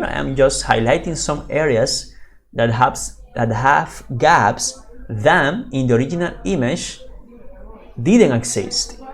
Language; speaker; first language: English; non-native, fluent; Spanish